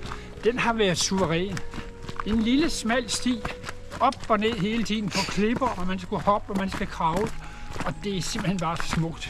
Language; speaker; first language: Danish; native; Danish